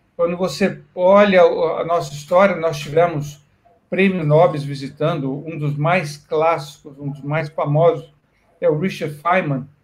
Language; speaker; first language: Portuguese; native; Portuguese